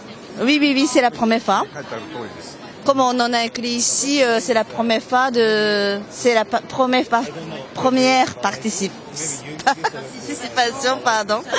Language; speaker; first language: French; non-native, fluent; Japanese